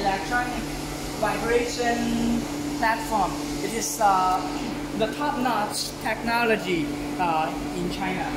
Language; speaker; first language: English; non-native, learner; Chinese